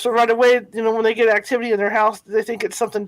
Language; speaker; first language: English; native; English